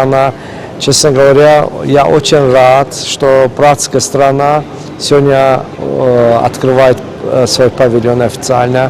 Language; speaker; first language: Russian; non-native, fluent; Azerbaijani